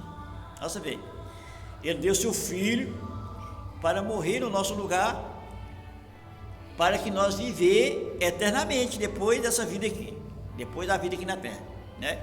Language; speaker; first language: Portuguese; native; Portuguese